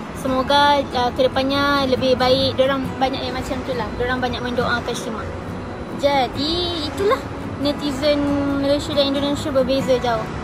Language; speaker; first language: Malay; native; Malay